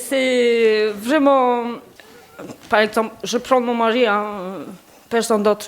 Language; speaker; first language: French; non-native, learner; Albanian